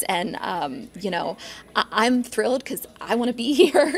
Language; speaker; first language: English; native; English